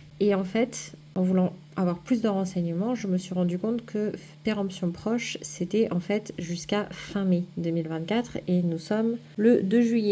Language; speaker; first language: French; native; French